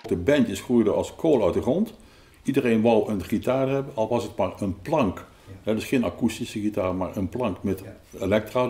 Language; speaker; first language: Dutch; native; Dutch